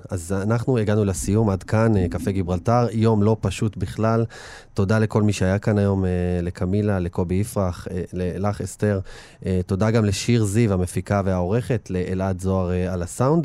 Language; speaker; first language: Hebrew; native; Hebrew